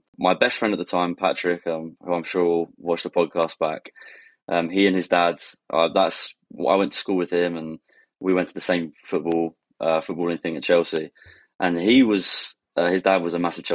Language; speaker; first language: English; native; English